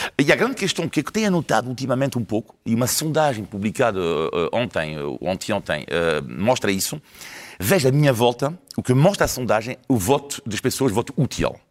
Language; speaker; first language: Portuguese; non-native, fluent; French